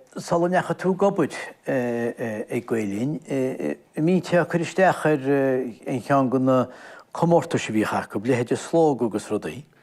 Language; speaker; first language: Irish; native; Irish